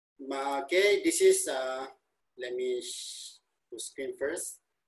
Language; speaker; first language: English; non-native, local second language; Malay